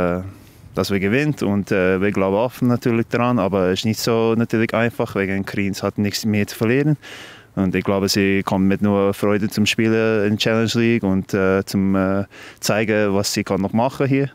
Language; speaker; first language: German; non-native, learner; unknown